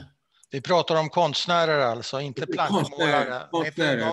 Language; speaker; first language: Swedish; native; Swedish